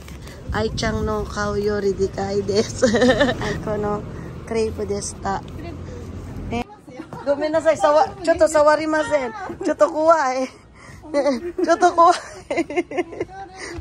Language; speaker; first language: Japanese; non-native, fluent; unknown